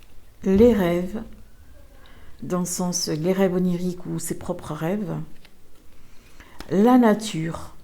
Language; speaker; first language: French; native; French